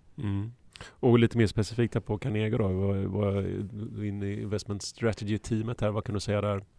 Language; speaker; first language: Swedish; native; Swedish